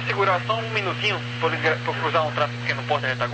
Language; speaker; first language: Portuguese; native; Portuguese